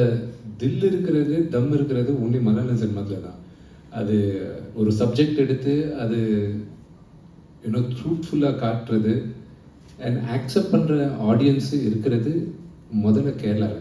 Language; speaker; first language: Tamil; non-native, local second language; Telugu